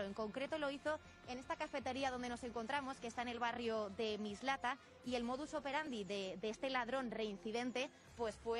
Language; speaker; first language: Spanish; native; Spanish